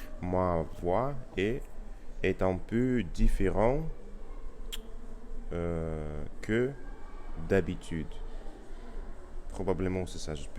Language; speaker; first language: French; non-native, learner; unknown